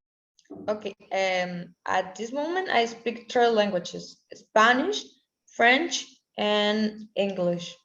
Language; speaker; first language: English; non-native, learner; Spanish